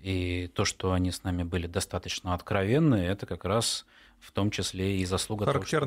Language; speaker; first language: Russian; native; Russian